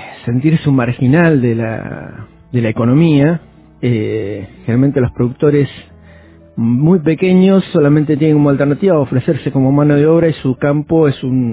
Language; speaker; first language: Spanish; native; Spanish